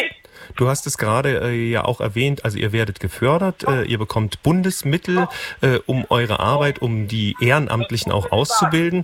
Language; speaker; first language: German; native; German